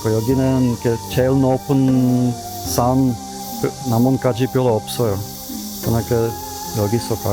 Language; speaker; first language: Korean; non-native, learner; Czech